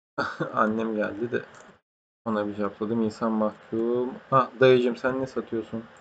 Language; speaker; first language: Turkish; native; Turkish